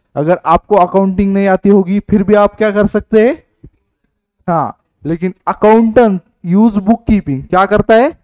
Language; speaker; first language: Hindi; non-native, local second language; Marathi